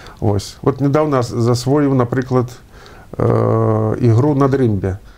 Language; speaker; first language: Belarusian; native; Belarusian